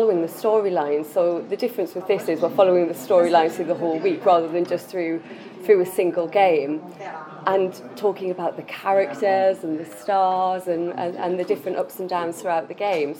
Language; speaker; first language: English; native; English